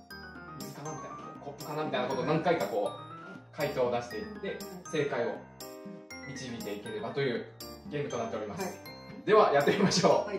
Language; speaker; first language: Japanese; native; Japanese